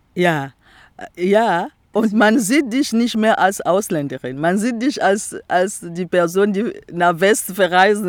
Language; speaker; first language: German; non-native, fluent; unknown